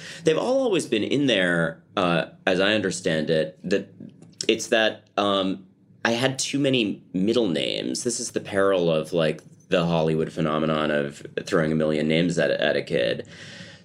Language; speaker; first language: English; native; English